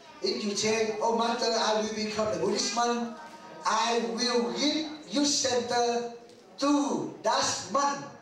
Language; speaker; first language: English; non-native, learner; Vietnamese